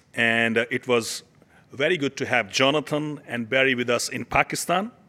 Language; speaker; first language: English; non-native, local second language; Urdu